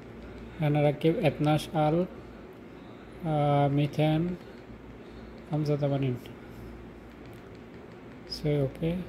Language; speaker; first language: Arabic; non-native, learner; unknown